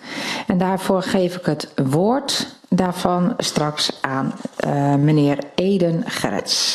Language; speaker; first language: Dutch; native; Dutch